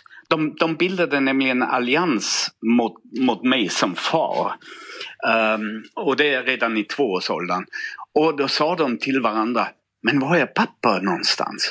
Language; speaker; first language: Swedish; non-native, fluent; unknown